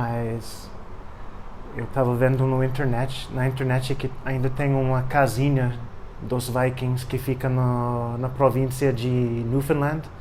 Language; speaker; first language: Portuguese; non-native, fluent; English